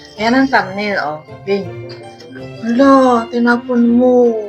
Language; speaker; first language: Filipino; native; Filipino